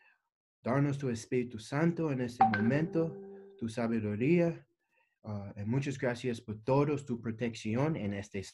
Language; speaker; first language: Spanish; non-native, learner; English